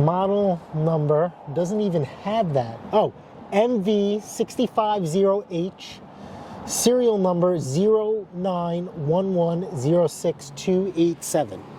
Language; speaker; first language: English; native; English